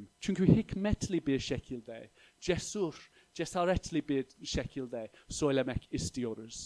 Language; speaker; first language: Turkish; non-native, fluent; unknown